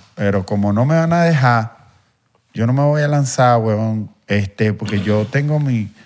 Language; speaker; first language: Spanish; native; Spanish